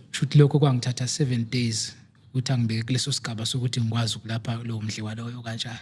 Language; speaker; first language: Zulu; native; Zulu